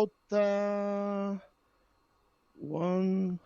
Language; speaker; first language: English; non-native, learner; Portuguese